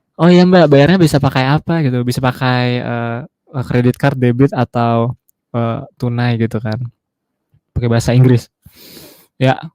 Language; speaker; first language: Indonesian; native; Indonesian